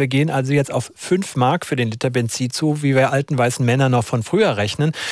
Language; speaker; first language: German; native; German